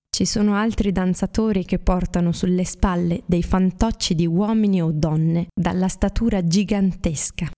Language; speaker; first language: Italian; native; Italian